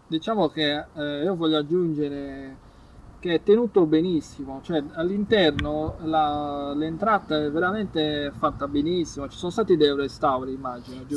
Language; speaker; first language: Italian; native; Italian